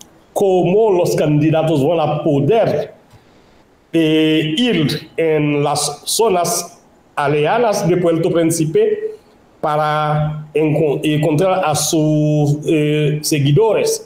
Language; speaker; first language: Spanish; non-native, local second language; Haitian Creole